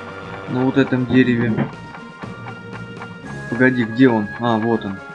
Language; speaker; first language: Russian; native; Russian